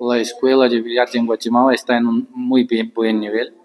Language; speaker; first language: Spanish; non-native, fluent; Bulgarian